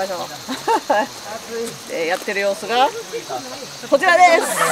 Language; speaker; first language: Japanese; native; Japanese